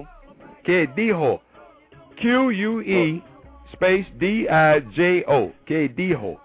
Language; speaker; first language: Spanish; non-native, learner; English